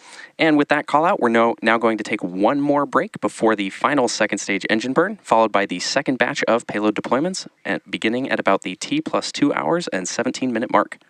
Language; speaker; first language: English; native; English